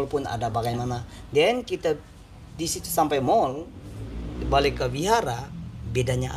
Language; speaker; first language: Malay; non-native, learner; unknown